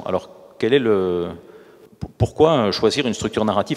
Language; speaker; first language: French; native; French